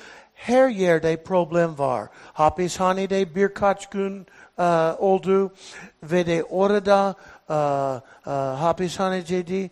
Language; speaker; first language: Turkish; non-native, fluent; English